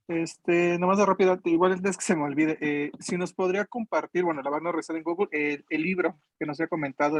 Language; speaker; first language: Spanish; native; Spanish